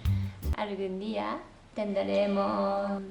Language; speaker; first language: Spanish; non-native, learner; Japanese